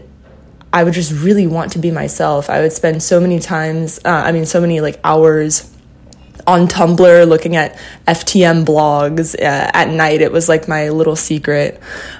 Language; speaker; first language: English; native; English